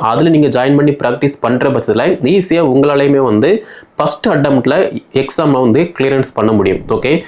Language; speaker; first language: Tamil; native; Tamil